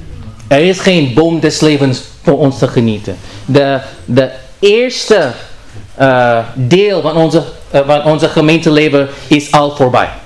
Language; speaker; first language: Dutch; non-native, learner; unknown